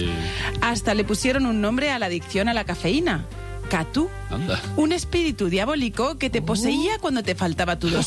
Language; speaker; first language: Spanish; native; Spanish